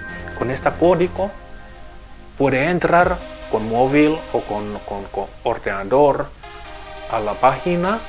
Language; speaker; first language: Spanish; non-native, learner; Finnish